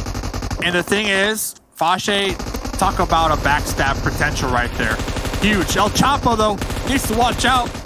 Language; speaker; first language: English; native; English